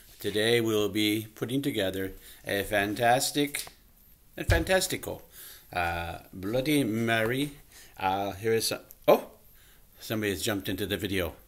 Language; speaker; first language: English; native; English